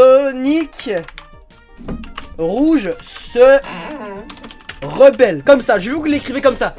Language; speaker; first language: French; native; French